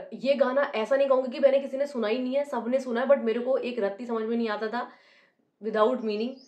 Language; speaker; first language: Hindi; native; Hindi